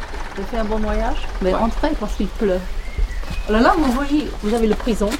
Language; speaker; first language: French; non-native, learner; English